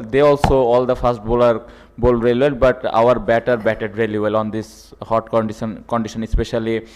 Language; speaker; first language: English; non-native, local second language; Bangla